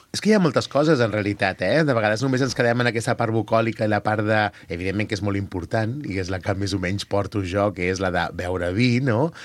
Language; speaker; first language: Catalan; native; Catalan